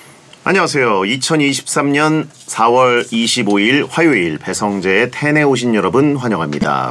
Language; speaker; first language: Korean; native; Korean